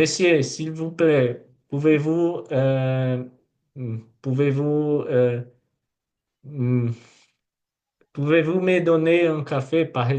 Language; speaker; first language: French; non-native, learner; Portuguese